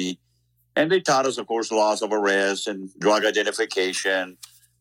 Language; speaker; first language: English; native; English